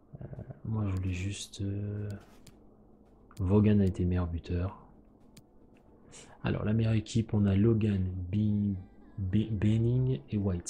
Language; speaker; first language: French; native; French